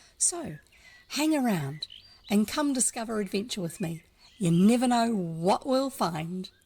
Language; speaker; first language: English; native; English